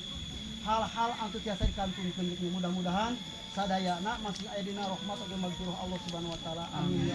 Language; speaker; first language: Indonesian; non-native, local second language; Sundanese